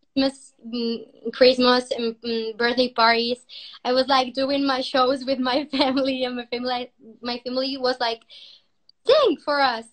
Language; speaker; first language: English; non-native, learner; Spanish